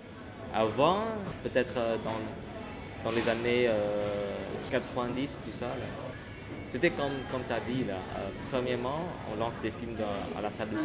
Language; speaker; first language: French; non-native, fluent; Khmer